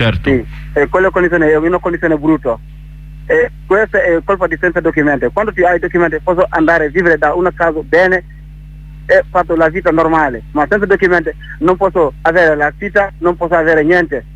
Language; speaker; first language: Italian; non-native, learner; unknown